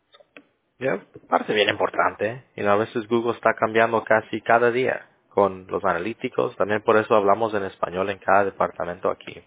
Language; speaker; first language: Spanish; early bilingual, heritage; English